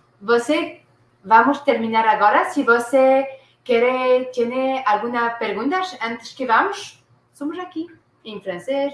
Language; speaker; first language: Portuguese; non-native, learner; French